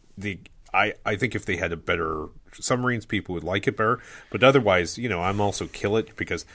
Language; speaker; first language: English; native; English